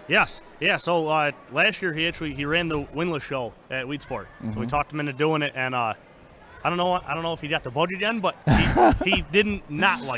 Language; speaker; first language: English; native; English